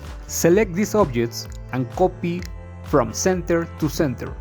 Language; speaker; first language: English; non-native, fluent; Spanish